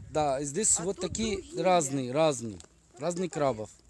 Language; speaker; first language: Russian; non-native, learner; Arabic